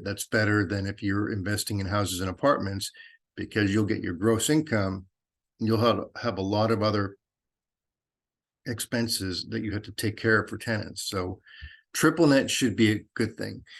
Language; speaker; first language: English; native; English